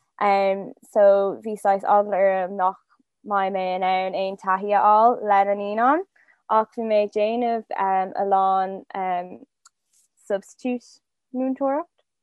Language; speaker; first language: Irish; non-native, local second language; English